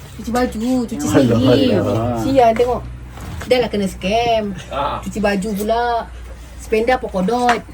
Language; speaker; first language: Malay; native; Malay